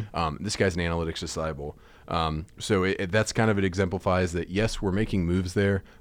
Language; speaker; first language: English; native; English